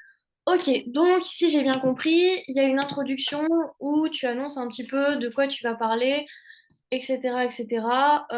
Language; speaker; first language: French; native; French